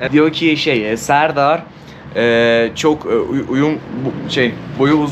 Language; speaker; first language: Turkish; non-native, fluent; Persian